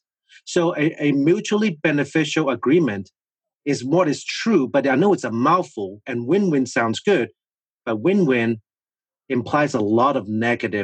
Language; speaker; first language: English; non-native, local second language; Cantonese